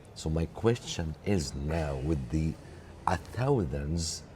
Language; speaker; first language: English; non-native, learner; Arabic